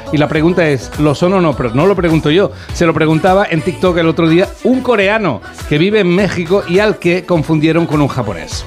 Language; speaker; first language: Spanish; native; Spanish